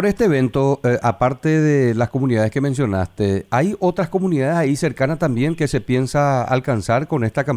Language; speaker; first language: Spanish; native; Spanish